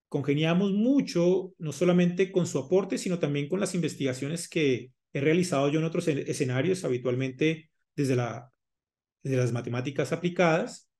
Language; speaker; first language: Spanish; native; Spanish